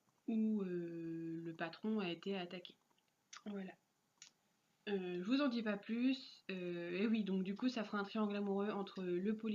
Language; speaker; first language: French; native; French